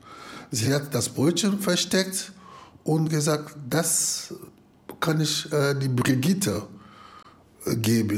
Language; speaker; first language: German; non-native, fluent; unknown